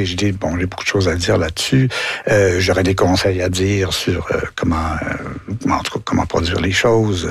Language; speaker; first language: French; native; French